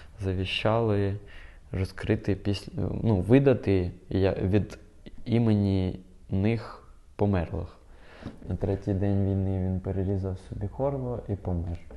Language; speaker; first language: Ukrainian; non-native, local second language; Russian